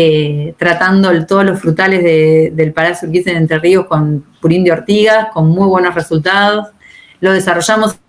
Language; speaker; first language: Spanish; native; Spanish